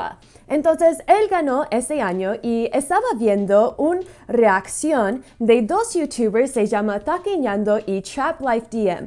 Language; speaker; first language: Spanish; non-native, fluent; English